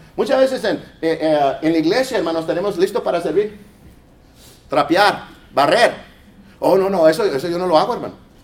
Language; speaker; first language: Spanish; early bilingual, heritage; Spanish